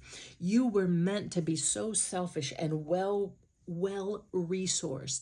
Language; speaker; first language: English; native; English